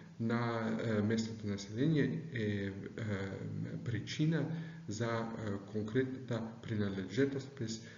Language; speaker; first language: Bulgarian; non-native, fluent; German